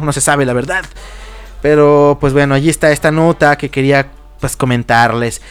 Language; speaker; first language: Spanish; native; Spanish